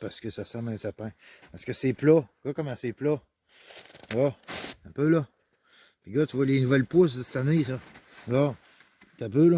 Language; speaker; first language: French; native; French